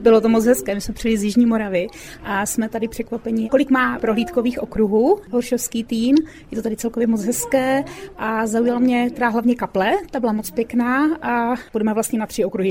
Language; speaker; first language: Czech; native; Czech